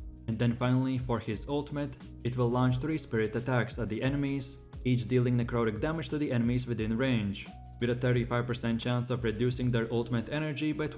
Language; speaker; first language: English; non-native, fluent; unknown